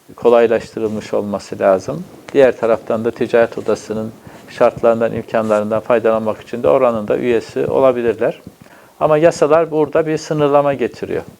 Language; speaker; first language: Turkish; native; Turkish